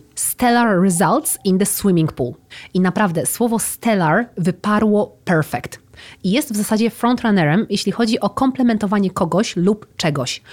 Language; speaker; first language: Polish; native; Polish